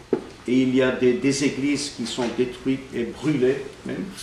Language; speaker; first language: French; non-native, fluent; Armenian